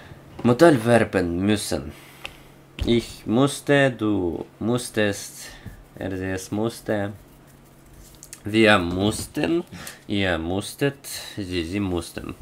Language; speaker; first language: German; non-native, learner; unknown